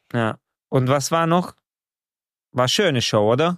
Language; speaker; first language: German; non-native, fluent; Romanian